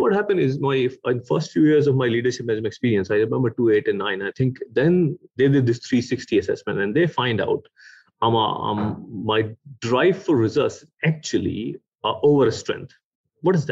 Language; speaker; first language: English; non-native, local second language; Urdu